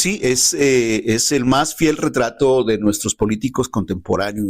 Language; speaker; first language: Spanish; native; Spanish